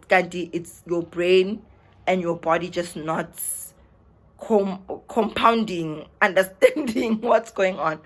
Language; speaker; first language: English; non-native, local second language; Zulu